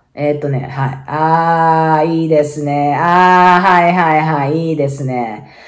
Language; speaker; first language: Japanese; native; Japanese